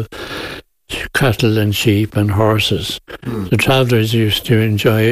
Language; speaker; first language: English; native; English